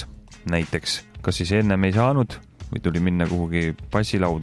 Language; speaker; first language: Estonian; native; Estonian